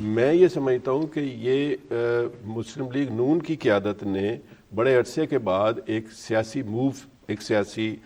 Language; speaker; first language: Urdu; non-native, local second language; Punjabi